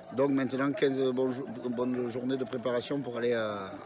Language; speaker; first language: French; native; French